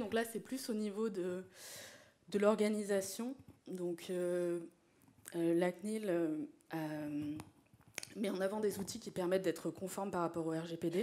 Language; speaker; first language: French; native; French